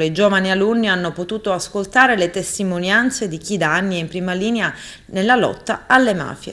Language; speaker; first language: Italian; native; Italian